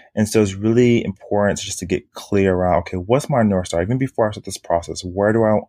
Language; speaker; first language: English; native; English